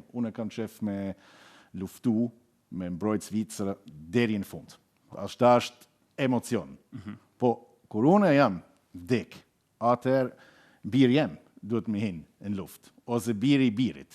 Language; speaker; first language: Albanian; non-native, learner; German